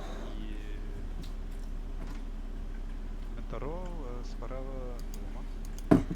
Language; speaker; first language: Russian; non-native, learner; English